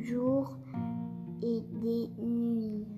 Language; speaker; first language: French; early bilingual, heritage; French